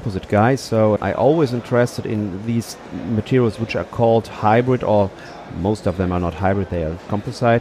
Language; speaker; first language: English; non-native, fluent; German